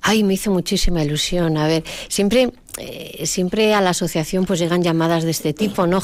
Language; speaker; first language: Spanish; native; Spanish